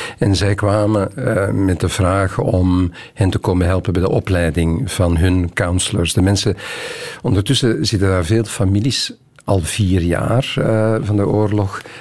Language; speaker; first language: Dutch; native; Dutch